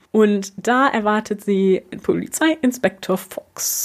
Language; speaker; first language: German; native; German